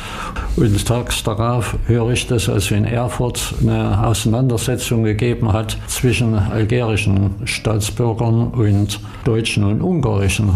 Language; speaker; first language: German; native; German